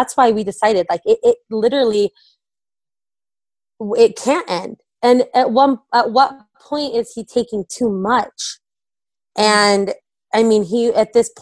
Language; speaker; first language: English; native; English